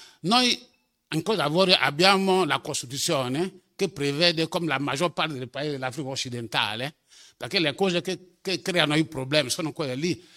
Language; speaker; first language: Italian; non-native, fluent; French